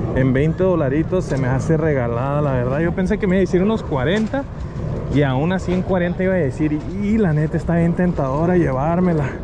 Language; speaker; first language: Spanish; early bilingual, heritage; Spanish